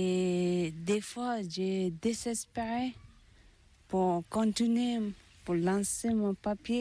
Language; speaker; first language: French; non-native, learner; Tibetan